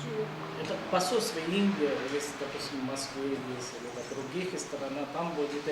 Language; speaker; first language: Russian; non-native, learner; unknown